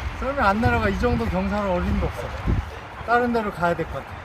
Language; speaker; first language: Korean; native; Korean